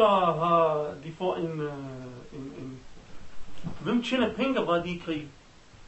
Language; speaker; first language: Danish; non-native, learner; Arabic